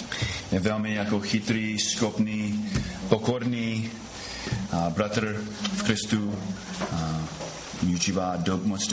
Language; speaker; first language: Czech; non-native, fluent; English